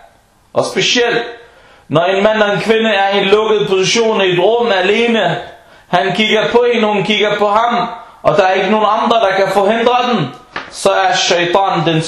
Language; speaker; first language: Danish; non-native, fluent; Arabic